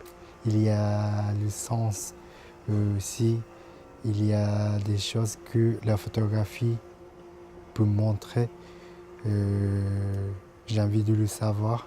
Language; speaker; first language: French; non-native, fluent; Japanese